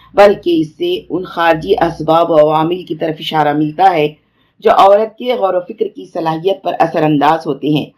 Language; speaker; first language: Urdu; native; Urdu